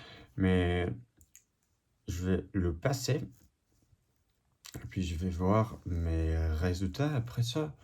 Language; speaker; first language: French; non-native, learner; English